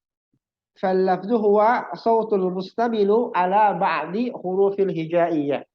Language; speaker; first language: Arabic; non-native, fluent; Indonesian